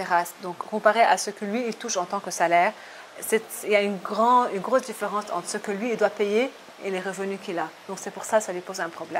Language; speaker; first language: French; non-native, local second language; Arabic